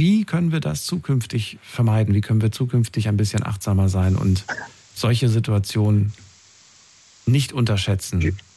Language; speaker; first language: German; native; German